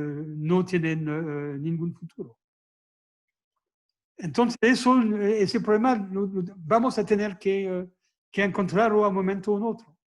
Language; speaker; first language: Spanish; non-native, fluent; French